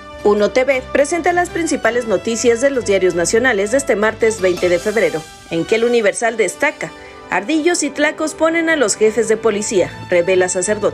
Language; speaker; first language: Spanish; native; Spanish